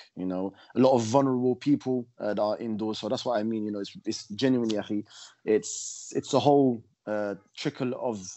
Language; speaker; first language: English; native; English